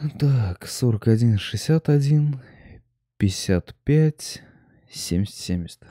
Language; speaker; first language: Russian; native; Russian